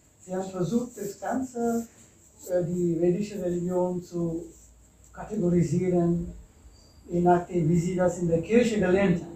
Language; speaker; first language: German; non-native, fluent; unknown